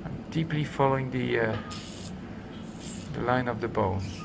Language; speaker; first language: English; non-native, fluent; French